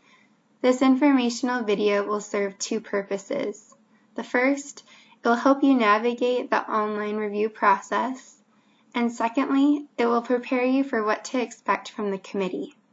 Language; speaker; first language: English; native; English